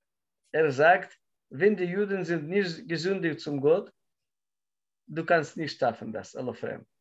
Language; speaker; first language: German; non-native, learner; Russian